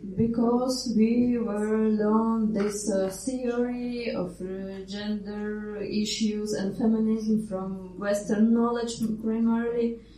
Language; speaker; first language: English; non-native, fluent; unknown